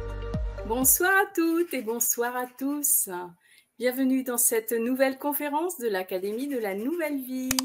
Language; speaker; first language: French; native; French